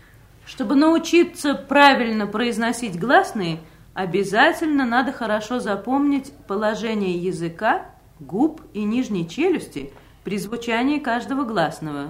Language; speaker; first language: Russian; native; Russian